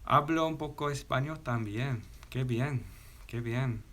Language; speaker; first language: Spanish; non-native, fluent; English